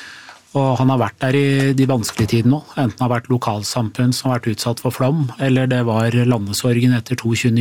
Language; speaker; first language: Norwegian; native; Norwegian